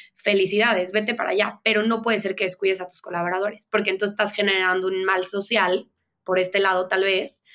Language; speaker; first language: Spanish; native; Spanish